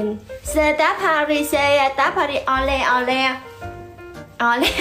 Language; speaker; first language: Indonesian; non-native, learner; Vietnamese